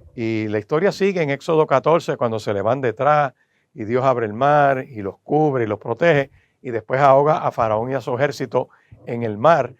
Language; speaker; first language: Spanish; native; Spanish